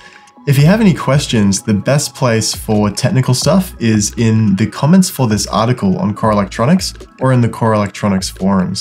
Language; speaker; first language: English; native; English